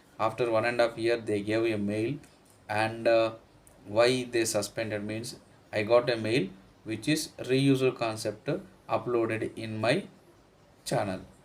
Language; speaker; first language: English; non-native, local second language; Telugu